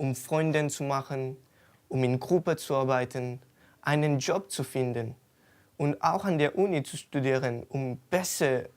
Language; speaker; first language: German; non-native, learner; Morisyen